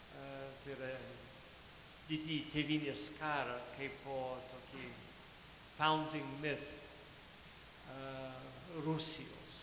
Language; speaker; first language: Lithuanian; early bilingual, heritage; Lithuanian